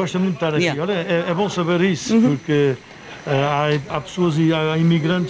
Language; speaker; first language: Portuguese; native; Portuguese